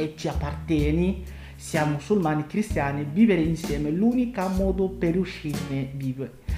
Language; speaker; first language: Italian; non-native, fluent; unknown